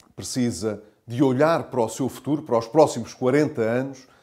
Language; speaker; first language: Portuguese; native; Portuguese